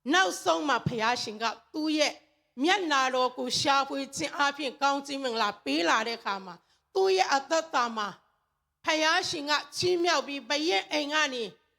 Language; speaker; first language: Burmese; non-native, local second language; Tedim Chin